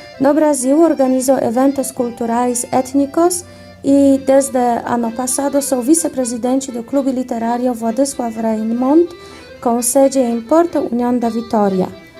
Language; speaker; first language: Portuguese; non-native, fluent; Polish